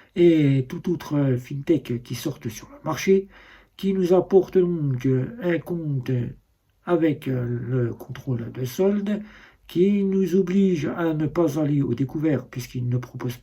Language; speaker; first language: French; native; French